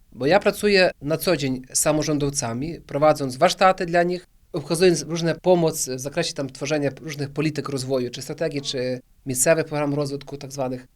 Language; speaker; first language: Polish; early bilingual, heritage; Polish